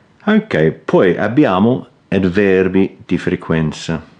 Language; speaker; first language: Italian; non-native, fluent; English